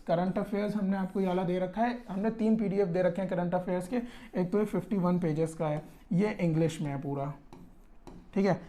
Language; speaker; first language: Hindi; native; Hindi